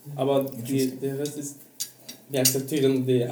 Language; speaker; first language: German; non-native, learner; Persian